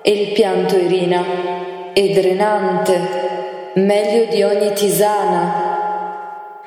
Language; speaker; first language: Italian; native; Italian